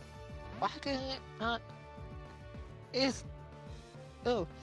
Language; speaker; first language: English; native; English